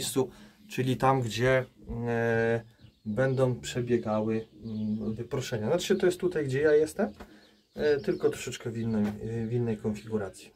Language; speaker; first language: Polish; native; Polish